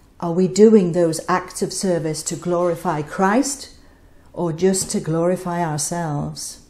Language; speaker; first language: English; native; English